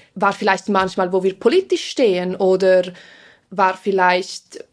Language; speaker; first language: German; non-native, fluent; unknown